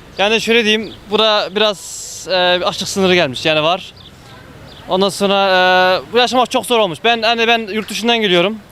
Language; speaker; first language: Turkish; early bilingual, heritage; Turkish